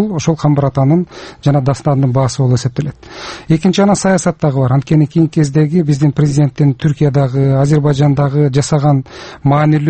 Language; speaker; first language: Kyrgyz; native; Kyrgyz